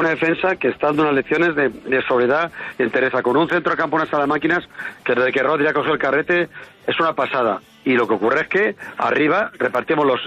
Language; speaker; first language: Spanish; native; Spanish